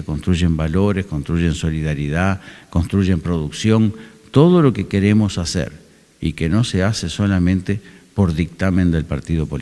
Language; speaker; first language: Spanish; native; Spanish